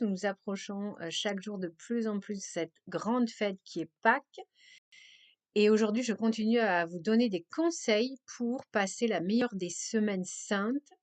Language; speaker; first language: French; native; French